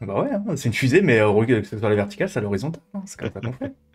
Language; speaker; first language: French; native; French